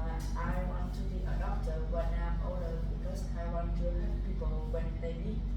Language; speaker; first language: English; non-native, learner; Vietnamese